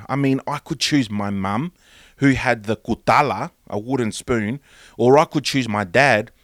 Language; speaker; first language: English; early bilingual, other home language; Greek